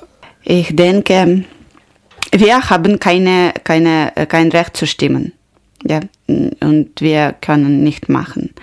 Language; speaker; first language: German; non-native, learner; Ukrainian